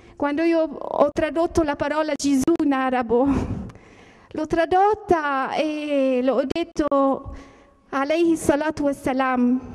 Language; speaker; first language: Italian; non-native, learner; Arabic